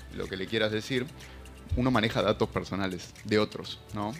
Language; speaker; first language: Spanish; native; Spanish